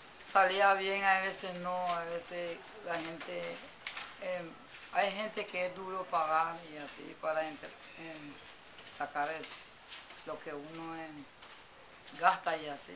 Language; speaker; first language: Spanish; non-native, local second language; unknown